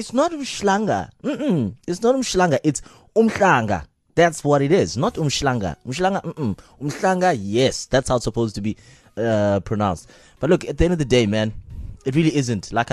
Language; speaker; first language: English; non-native, local second language; Xhosa